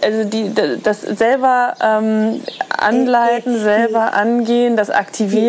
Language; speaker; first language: German; native; German